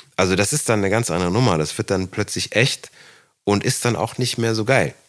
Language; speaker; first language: German; native; German